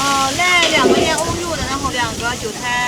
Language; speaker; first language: Chinese; native; Chinese